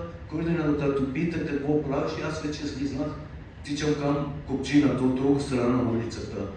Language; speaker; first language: Bulgarian; non-native, fluent; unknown